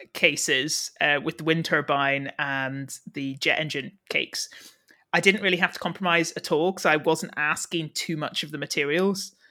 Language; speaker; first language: English; native; English